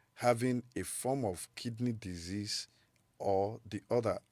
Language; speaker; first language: English; non-native, local second language; Yoruba